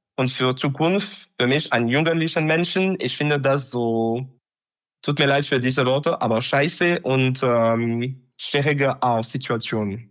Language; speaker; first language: German; non-native, learner; French